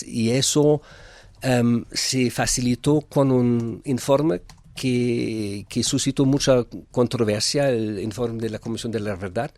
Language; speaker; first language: Spanish; non-native, fluent; German